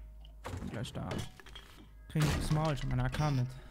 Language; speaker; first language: German; native; German